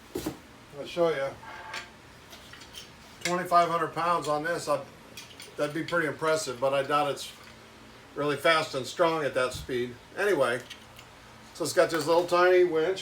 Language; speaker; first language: English; native; English